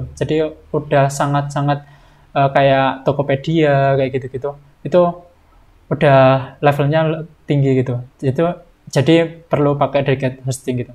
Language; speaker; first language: Indonesian; native; Indonesian